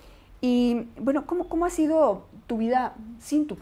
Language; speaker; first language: Spanish; native; Spanish